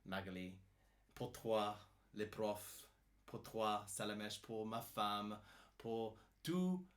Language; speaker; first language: French; non-native, learner; English